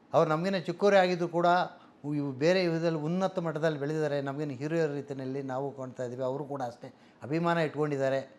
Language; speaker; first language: Kannada; native; Kannada